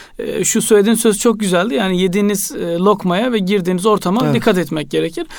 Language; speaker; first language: Turkish; native; Turkish